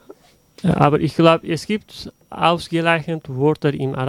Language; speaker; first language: German; non-native, learner; Uzbek